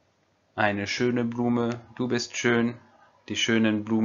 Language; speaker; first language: German; non-native, fluent; French